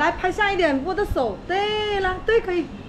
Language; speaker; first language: Chinese; native; Chinese